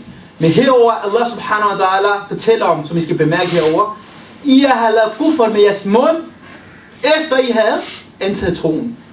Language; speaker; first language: Danish; early bilingual, other home language; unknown